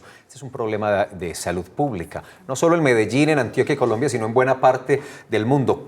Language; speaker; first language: Spanish; native; Spanish